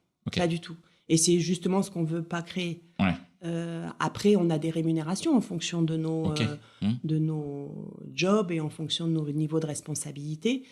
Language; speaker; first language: French; native; French